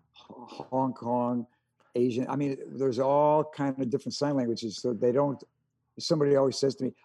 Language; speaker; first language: English; early bilingual, other home language; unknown